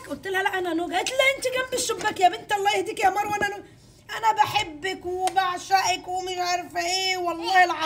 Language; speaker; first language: Arabic; native; Arabic